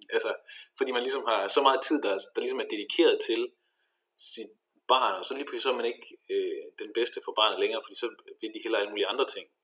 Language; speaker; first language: Danish; native; Danish